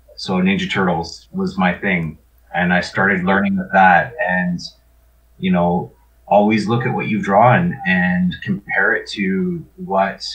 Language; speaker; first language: English; native; English